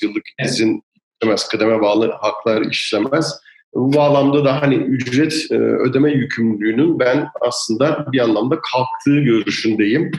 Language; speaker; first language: Turkish; native; Turkish